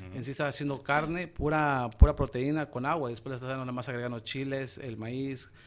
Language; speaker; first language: Spanish; native; Spanish